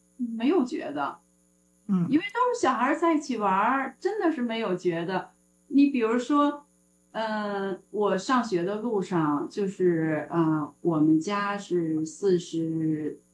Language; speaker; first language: Chinese; native; Chinese